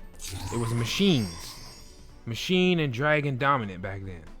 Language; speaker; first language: English; native; English